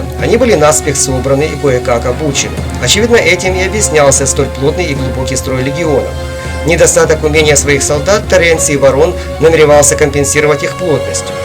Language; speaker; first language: Russian; native; Russian